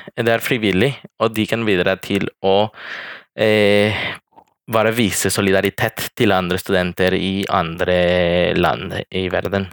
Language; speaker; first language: Norwegian; non-native, fluent; Spanish